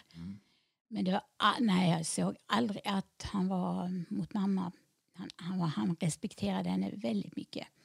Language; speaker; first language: Swedish; native; Swedish